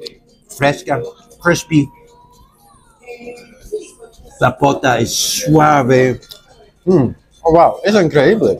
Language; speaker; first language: Spanish; non-native, learner; English